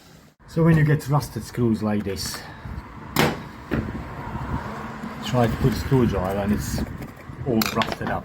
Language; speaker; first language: English; non-native, fluent; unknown